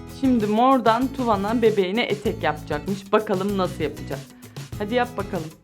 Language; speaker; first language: Turkish; native; Turkish